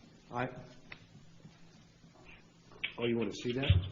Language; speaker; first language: English; native; English